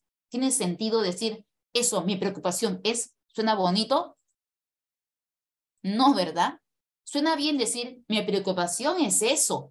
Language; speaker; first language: Spanish; native; Spanish